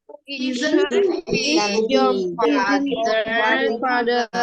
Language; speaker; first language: English; non-native, learner; Indonesian